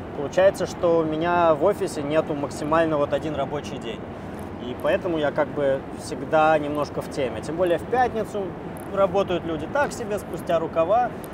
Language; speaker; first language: Russian; early bilingual, heritage; Russian